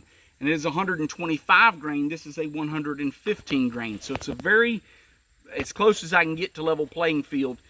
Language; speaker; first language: English; native; English